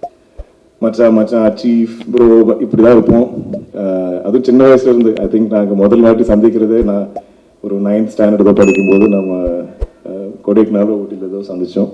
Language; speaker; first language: Tamil; non-native, local second language; Malayalam